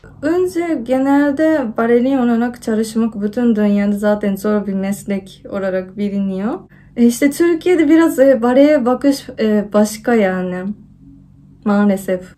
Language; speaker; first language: Turkish; non-native, fluent; Japanese